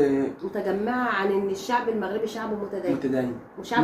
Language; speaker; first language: Arabic; native; Arabic